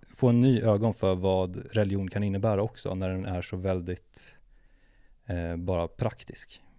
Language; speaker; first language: Swedish; early bilingual, other home language; Albanian